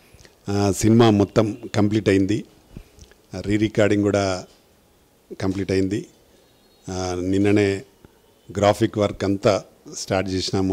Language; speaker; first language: Telugu; native; Telugu